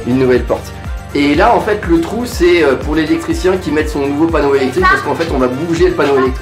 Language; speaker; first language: French; native; French